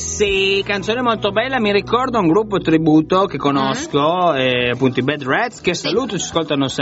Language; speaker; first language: Italian; native; Italian